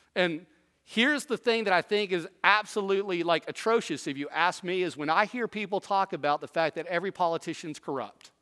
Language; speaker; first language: English; native; English